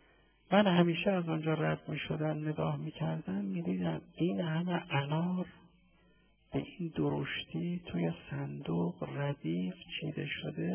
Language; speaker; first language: Persian; native; Persian